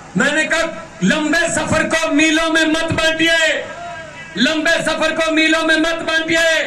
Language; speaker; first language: Hindi; non-native, local second language; Punjabi